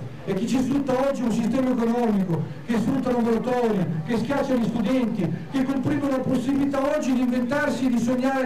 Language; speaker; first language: Italian; native; Italian